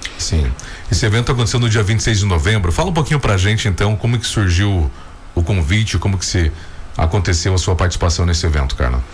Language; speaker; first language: Portuguese; native; Portuguese